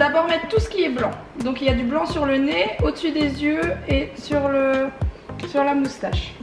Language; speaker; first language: French; native; French